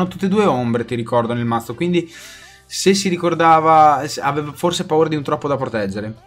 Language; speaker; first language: Italian; native; Italian